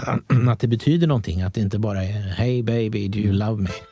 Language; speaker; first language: Swedish; native; Swedish